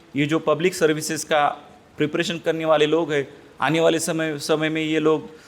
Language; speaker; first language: Hindi; non-native, local second language; Marathi